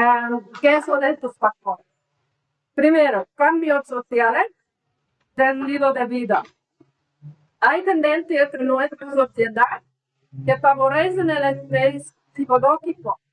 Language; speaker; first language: Spanish; non-native, learner; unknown